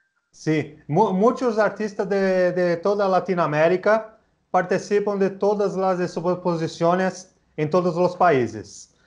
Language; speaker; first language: Spanish; non-native, learner; Portuguese